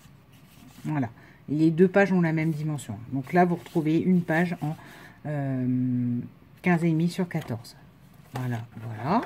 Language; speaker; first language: French; native; French